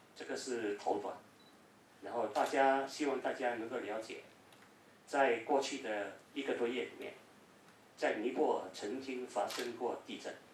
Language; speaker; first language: Chinese; early bilingual, heritage; Cantonese